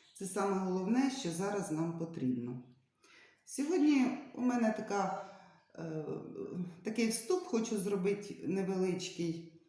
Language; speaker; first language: Ukrainian; native; Ukrainian